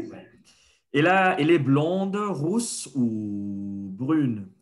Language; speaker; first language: French; non-native, fluent; Spanish